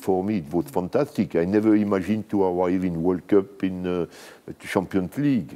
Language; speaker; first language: English; non-native, learner; French